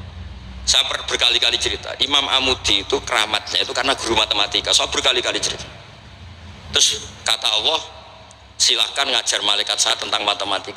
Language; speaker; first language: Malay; non-native, local second language; Javanese